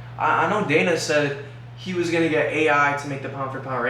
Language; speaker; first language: English; native; English